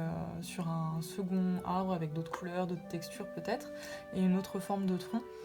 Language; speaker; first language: French; native; French